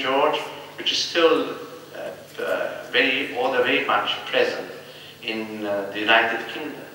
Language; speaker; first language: English; non-native, fluent; Maltese